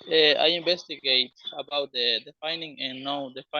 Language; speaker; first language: English; non-native, learner; Spanish